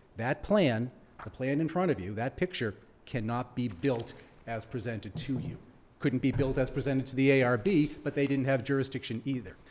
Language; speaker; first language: English; native; English